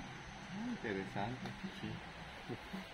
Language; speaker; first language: Spanish; native; Spanish